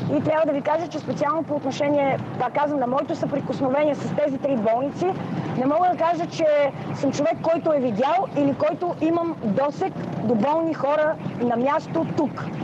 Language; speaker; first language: Bulgarian; native; Bulgarian